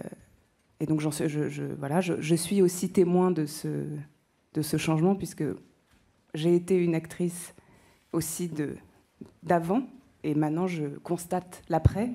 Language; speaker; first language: French; native; French